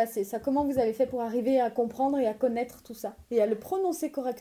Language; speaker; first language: French; native; French